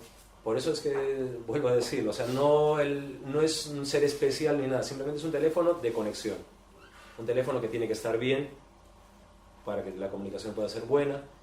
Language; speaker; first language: Spanish; native; Spanish